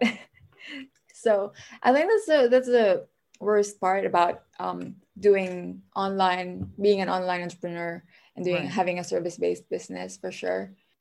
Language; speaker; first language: English; non-native, local second language; Filipino